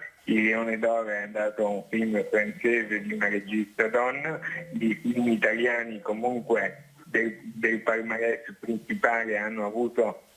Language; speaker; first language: Italian; native; Italian